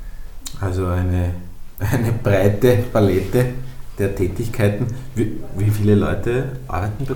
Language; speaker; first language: German; native; German